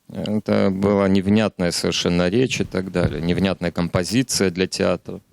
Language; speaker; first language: Russian; native; Russian